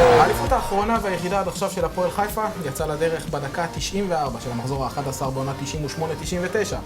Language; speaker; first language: Hebrew; native; Hebrew